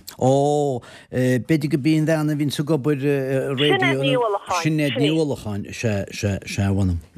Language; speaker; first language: Irish; native; Irish